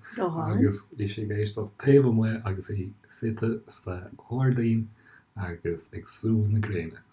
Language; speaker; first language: Irish; native; Irish